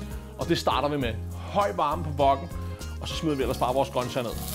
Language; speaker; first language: Danish; native; Danish